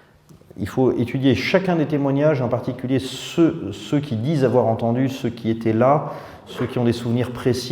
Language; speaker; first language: French; native; French